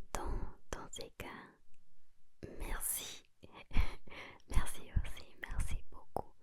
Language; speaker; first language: French; non-native, learner; Spanish